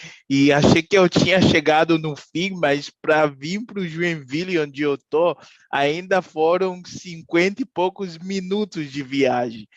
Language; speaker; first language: Portuguese; non-native, fluent; Haitian Creole